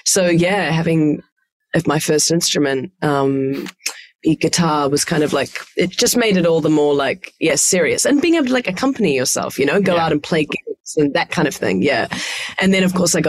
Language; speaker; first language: English; native; English